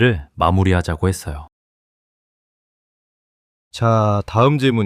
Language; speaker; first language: Korean; early bilingual, heritage; English